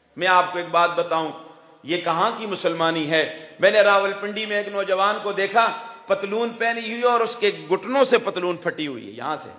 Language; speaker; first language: Urdu; non-native, local second language; Pashto